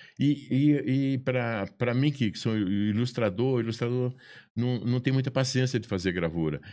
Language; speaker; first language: Portuguese; native; Portuguese